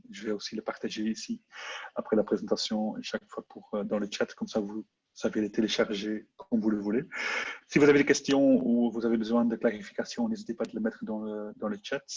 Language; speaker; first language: French; non-native, local second language; Dutch